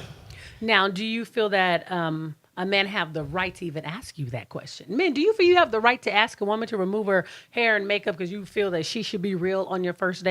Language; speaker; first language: English; native; English